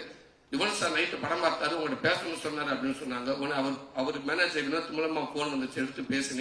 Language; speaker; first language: Tamil; native; Tamil